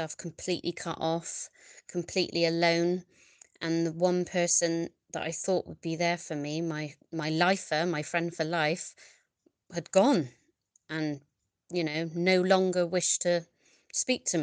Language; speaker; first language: English; native; English